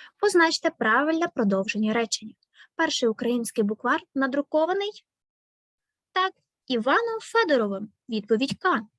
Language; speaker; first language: Ukrainian; native; Ukrainian